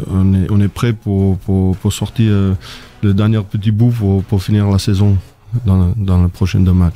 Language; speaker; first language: French; non-native, fluent; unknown